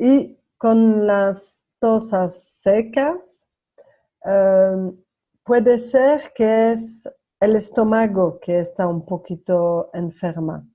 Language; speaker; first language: Spanish; non-native, learner; French